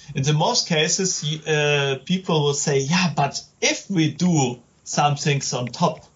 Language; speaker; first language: English; non-native, learner; German